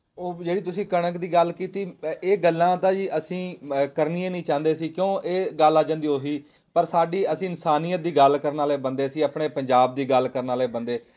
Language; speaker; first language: Punjabi; native; Punjabi